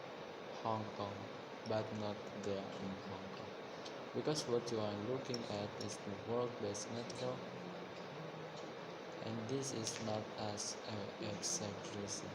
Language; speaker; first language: English; non-native, learner; Indonesian